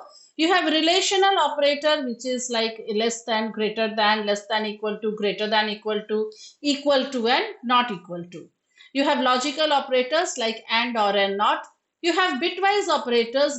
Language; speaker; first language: English; non-native, local second language; Hindi